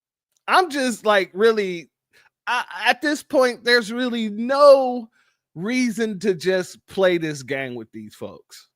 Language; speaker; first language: English; native; English